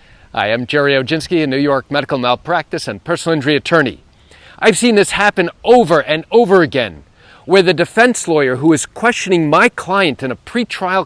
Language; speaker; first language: English; native; English